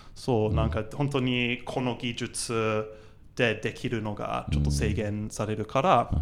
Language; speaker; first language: Japanese; non-native, fluent; English